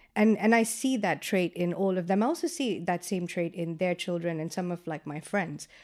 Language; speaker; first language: English; non-native, local second language; Gujarati